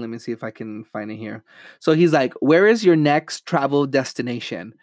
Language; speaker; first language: English; early bilingual, other home language; Spanish